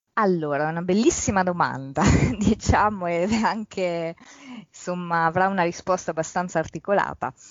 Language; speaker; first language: Italian; early bilingual, other home language; Polish